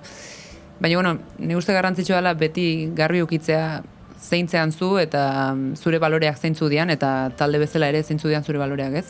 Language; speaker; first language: Basque; native; Basque